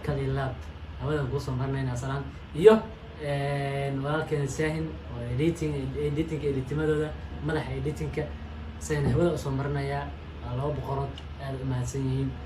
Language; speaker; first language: Somali; native; Somali